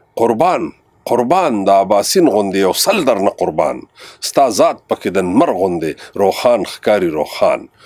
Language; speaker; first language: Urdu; non-native, local second language; Pashto